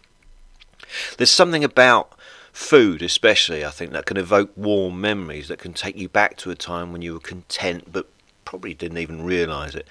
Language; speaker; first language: English; native; English